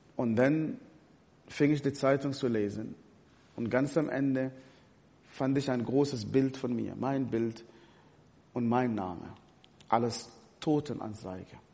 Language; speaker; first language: German; non-native, fluent; Arabic